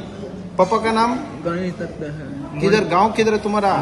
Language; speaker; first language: Hindi; non-native, local second language; Kannada